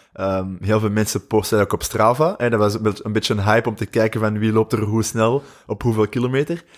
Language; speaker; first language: Dutch; native; Dutch